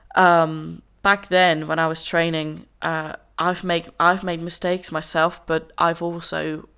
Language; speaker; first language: English; non-native, fluent; Dutch